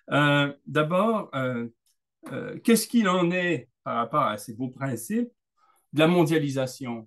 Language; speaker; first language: French; native; French